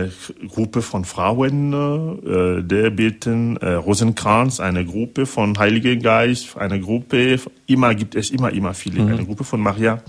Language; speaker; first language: German; non-native, learner; French